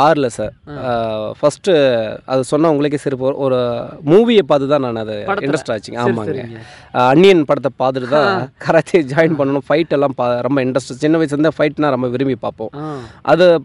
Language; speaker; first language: Tamil; native; Tamil